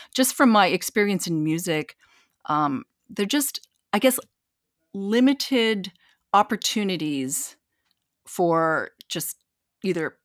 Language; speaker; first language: English; native; English